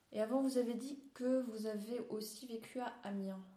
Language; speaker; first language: French; native; French